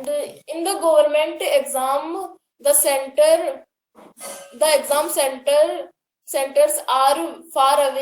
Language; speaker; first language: English; non-native, learner; Hindi